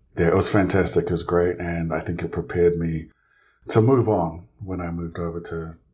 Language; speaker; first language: English; native; English